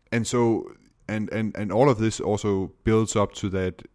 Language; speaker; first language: English; non-native, fluent; Danish